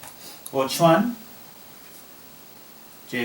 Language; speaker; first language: Chinese; non-native, learner; English